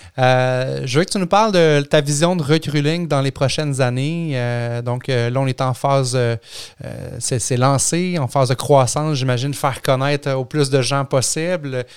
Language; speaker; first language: French; native; French